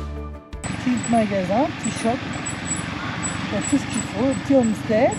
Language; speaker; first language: French; native; French